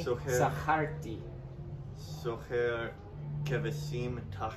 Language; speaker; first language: Hebrew; non-native, learner; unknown